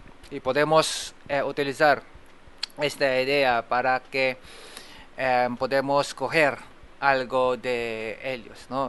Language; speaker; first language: Spanish; non-native, fluent; Japanese